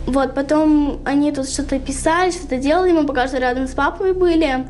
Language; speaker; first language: Russian; native; Russian